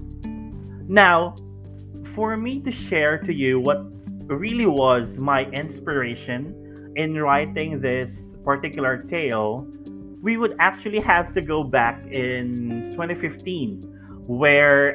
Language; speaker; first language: English; non-native, local second language; Cebuano